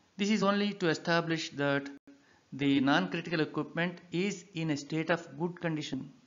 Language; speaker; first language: English; non-native, local second language; Telugu